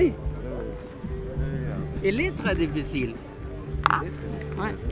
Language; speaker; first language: French; non-native, learner; English